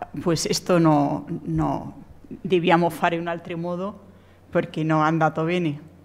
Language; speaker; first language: Italian; non-native, learner; Spanish